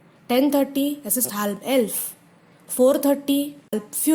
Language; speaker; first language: German; non-native, fluent; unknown